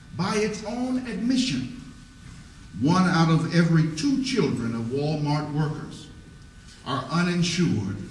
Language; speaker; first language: English; native; English